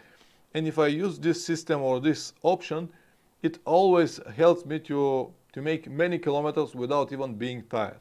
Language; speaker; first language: English; non-native, fluent; Bulgarian